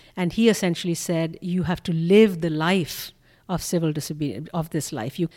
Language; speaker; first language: English; non-native, local second language; Bangla